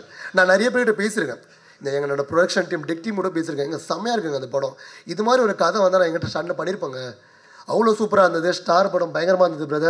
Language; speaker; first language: Tamil; native; Tamil